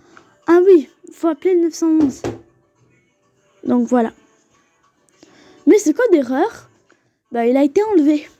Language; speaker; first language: French; native; French